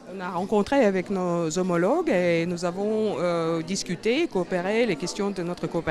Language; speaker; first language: French; non-native, fluent; Ukrainian